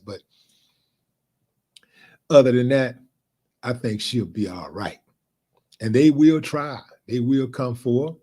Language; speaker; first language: English; native; English